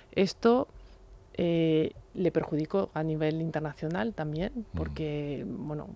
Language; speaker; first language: Spanish; non-native, fluent; French